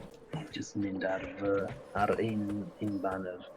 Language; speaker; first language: Welsh; non-native, learner; English